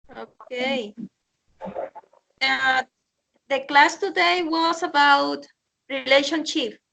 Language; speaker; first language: English; non-native, learner; Spanish